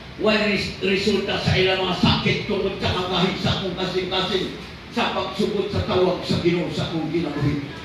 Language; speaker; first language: Cebuano; non-native, local second language; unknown